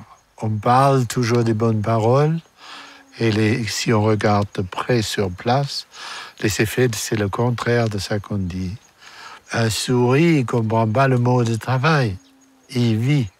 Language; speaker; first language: French; non-native, fluent; German